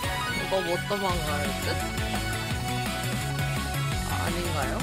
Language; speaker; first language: Korean; native; Korean